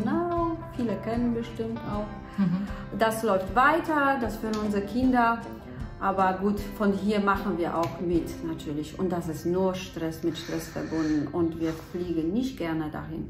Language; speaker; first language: German; non-native, fluent; Polish